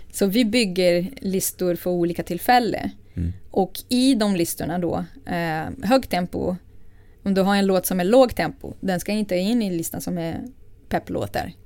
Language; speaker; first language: Swedish; non-native, fluent; Portuguese